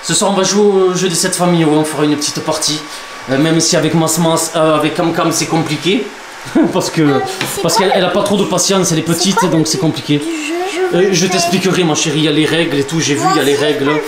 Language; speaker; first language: French; native; French